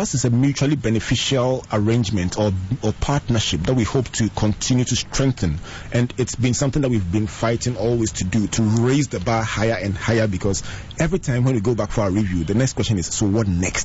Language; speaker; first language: English; non-native, local second language; Akan